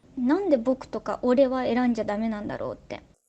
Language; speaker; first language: Japanese; native; Japanese